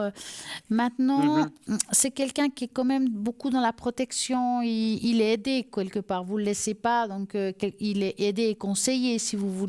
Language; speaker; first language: French; native; French